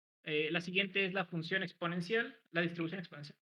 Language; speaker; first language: Spanish; native; Spanish